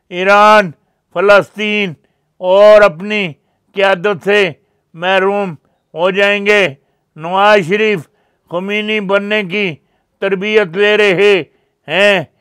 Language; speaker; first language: Urdu; non-native, local second language; Punjabi